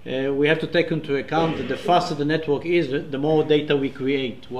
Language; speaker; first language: English; non-native, fluent; Hebrew